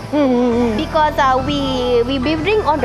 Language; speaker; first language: English; non-native, learner; Thai